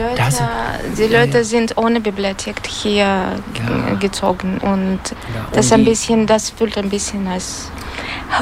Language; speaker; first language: German; non-native, learner; Russian